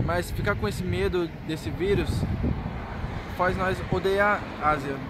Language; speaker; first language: Portuguese; early bilingual, heritage; Portuguese